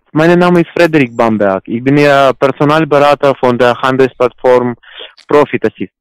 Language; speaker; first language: German; non-native, learner; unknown